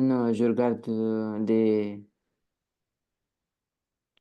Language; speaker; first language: French; non-native, learner; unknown